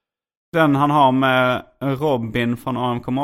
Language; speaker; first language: Swedish; native; Swedish